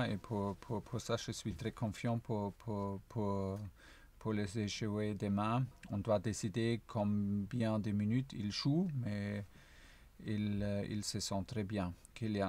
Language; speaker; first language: French; non-native, fluent; German